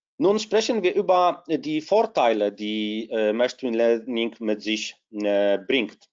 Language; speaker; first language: German; non-native, fluent; Polish